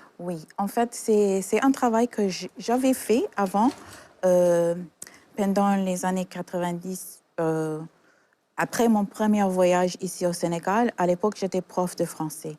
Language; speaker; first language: French; non-native, fluent; English